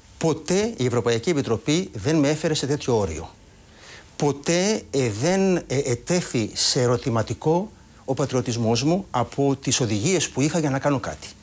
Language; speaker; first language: Greek; native; Greek